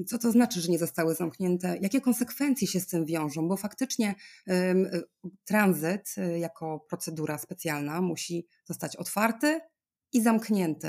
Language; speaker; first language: Polish; native; Polish